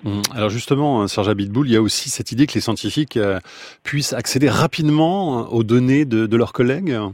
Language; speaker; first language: French; native; French